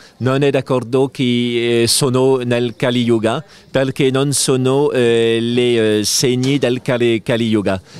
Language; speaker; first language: Italian; non-native, learner; French